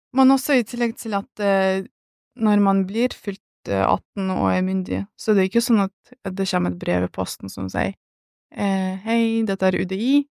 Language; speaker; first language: Norwegian; early bilingual, other home language; Russian